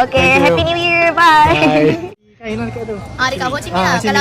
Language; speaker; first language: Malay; non-native, fluent; Vietnamese